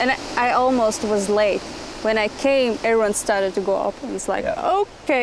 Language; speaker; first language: English; non-native, fluent; Latvian